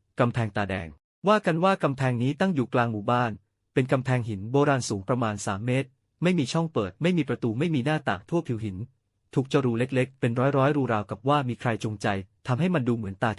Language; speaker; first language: Thai; native; Thai